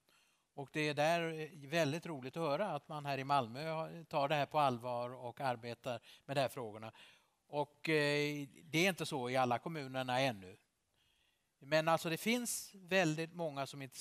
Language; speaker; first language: Swedish; native; Swedish